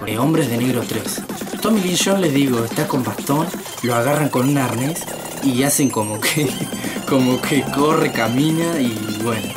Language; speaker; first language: Spanish; native; Spanish